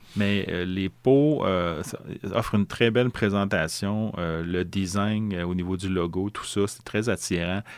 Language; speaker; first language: French; native; French